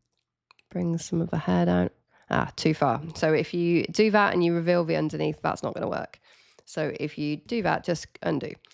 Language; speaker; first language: English; native; English